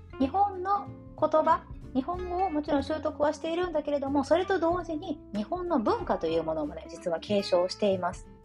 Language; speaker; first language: Japanese; native; Japanese